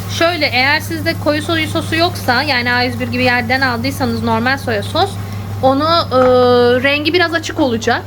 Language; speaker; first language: Turkish; native; Turkish